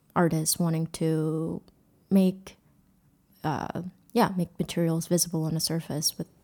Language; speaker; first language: English; early bilingual, other home language; Korean